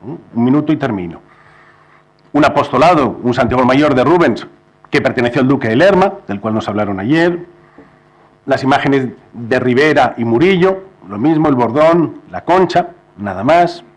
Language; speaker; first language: Spanish; native; Spanish